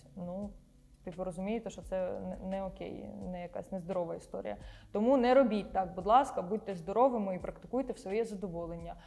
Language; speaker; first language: Ukrainian; non-native, local second language; Russian